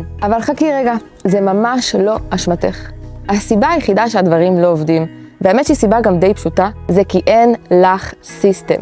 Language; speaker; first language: Hebrew; native; Hebrew